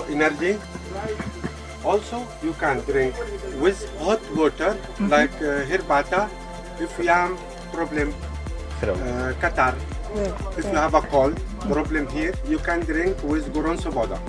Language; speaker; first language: English; non-native, learner; Arabic